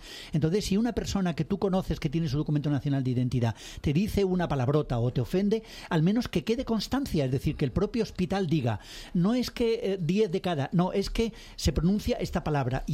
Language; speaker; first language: Spanish; native; Spanish